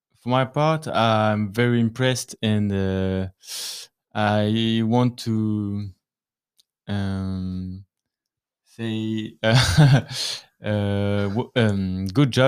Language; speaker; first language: English; non-native, learner; French